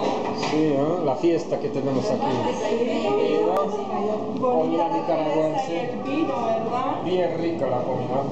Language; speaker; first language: Spanish; non-native, fluent; Hungarian